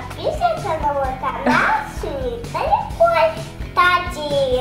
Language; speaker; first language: Russian; early bilingual, heritage; Russian